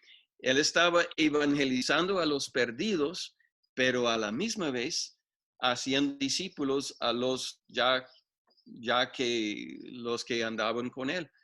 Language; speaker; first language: Spanish; non-native, fluent; English